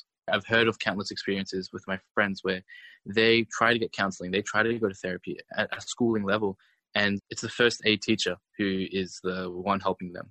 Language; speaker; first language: English; native; English